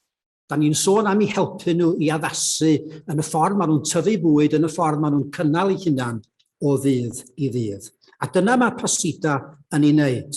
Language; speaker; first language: Welsh; native; Welsh